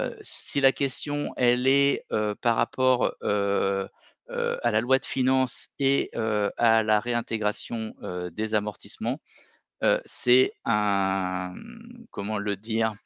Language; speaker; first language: French; native; French